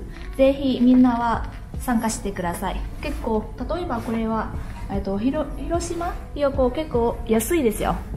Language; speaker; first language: Japanese; non-native, learner; Vietnamese